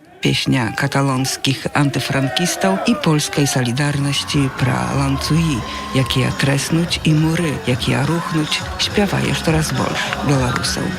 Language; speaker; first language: Belarusian; native; Belarusian